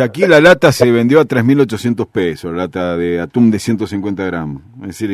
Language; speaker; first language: Spanish; native; Spanish